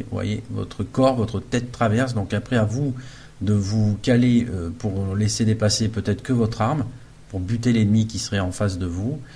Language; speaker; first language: French; native; French